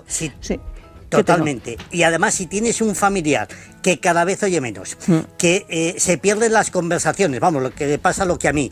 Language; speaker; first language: Spanish; native; Spanish